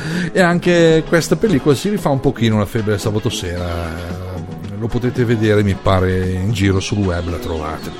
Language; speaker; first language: Italian; native; Italian